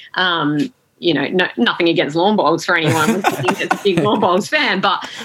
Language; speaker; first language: English; native; English